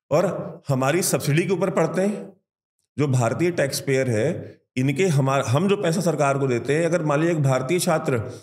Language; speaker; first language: Hindi; native; Hindi